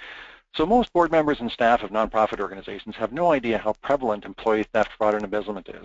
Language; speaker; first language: English; native; English